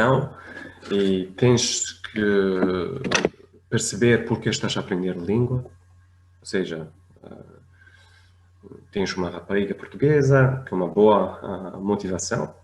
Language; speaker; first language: Portuguese; non-native, fluent; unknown